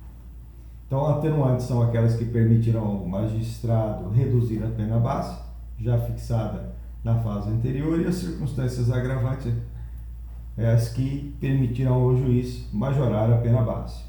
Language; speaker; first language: Portuguese; native; Portuguese